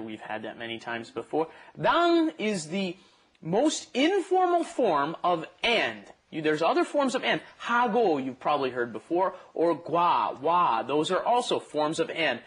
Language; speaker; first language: English; native; English